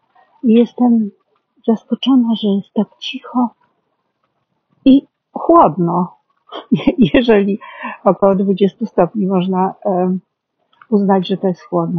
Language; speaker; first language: Polish; native; Polish